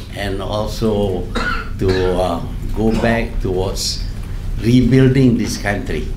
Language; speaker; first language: English; non-native, local second language; Malay